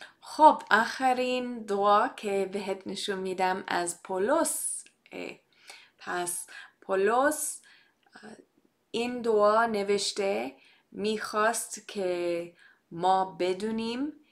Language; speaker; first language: Persian; non-native, fluent; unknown